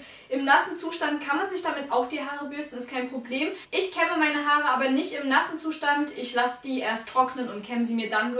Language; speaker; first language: German; native; German